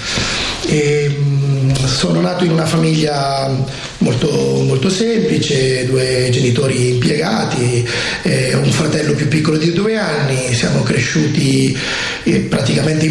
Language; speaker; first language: Italian; native; Italian